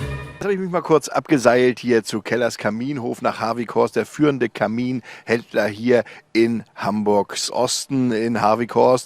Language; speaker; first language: German; native; German